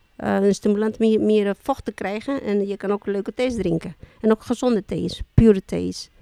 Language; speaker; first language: Dutch; non-native, fluent; Spanish